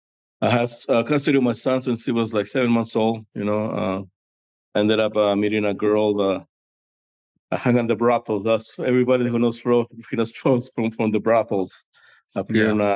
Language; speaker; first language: English; non-native, fluent; Spanish